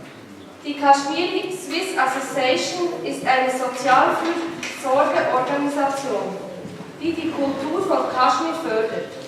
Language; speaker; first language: German; non-native, fluent; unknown